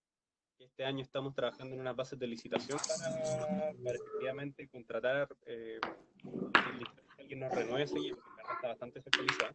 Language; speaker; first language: Spanish; native; Spanish